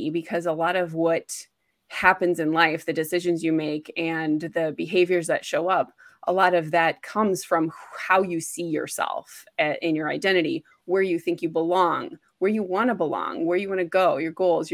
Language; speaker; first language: English; native; English